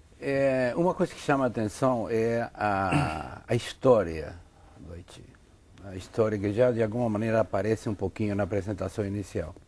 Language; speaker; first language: Portuguese; non-native, fluent; Spanish